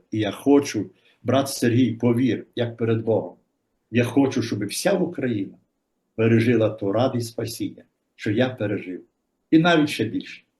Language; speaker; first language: Ukrainian; native; Ukrainian